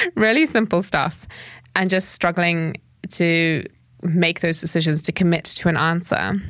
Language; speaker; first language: English; native; English